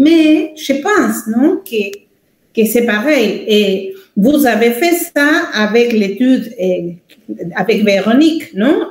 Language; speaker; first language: French; non-native, fluent; Spanish